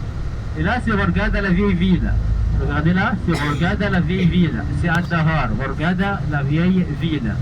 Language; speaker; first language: French; non-native, learner; Arabic